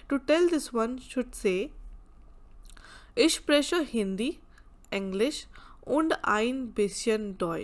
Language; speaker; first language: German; non-native, fluent; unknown